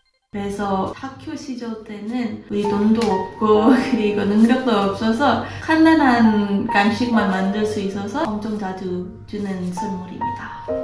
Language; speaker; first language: Korean; non-native, fluent; Indonesian